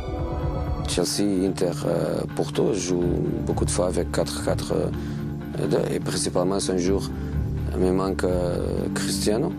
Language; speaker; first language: French; non-native, fluent; Portuguese